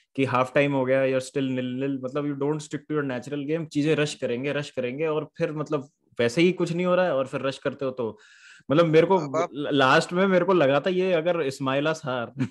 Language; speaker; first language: Hindi; native; Hindi